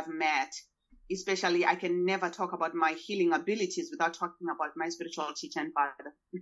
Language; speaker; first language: English; non-native, local second language; Shona